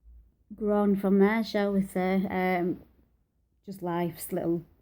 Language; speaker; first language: English; native; English